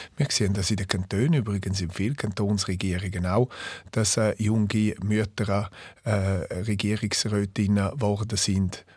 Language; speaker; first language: German; non-native, local second language; Romansh